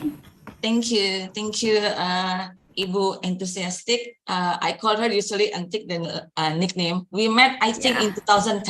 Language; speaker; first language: English; non-native, fluent; Indonesian